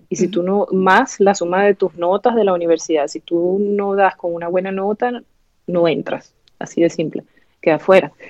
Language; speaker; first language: Spanish; native; Spanish